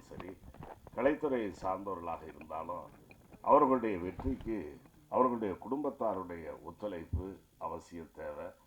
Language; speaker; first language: Tamil; native; Tamil